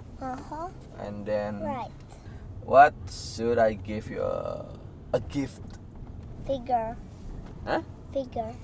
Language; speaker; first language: English; non-native, fluent; Indonesian